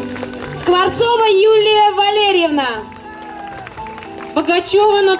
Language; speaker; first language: Russian; native; Russian